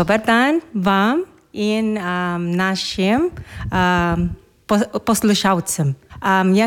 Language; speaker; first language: Slovenian; non-native, learner; Filipino